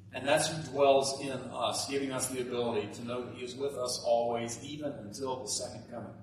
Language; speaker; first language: English; native; English